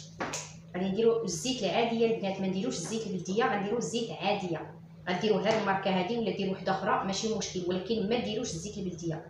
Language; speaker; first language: Arabic; native; Arabic